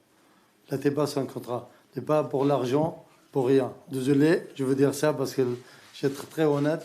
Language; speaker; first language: French; non-native, learner; Arabic